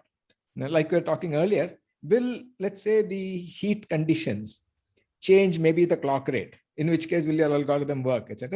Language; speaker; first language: English; non-native, local second language; Tamil